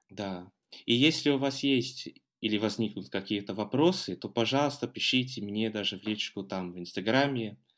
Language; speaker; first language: Russian; non-native, fluent; English